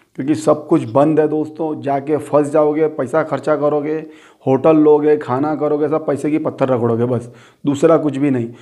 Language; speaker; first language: Hindi; native; Hindi